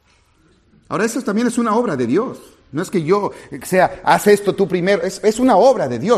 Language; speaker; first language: Spanish; native; Spanish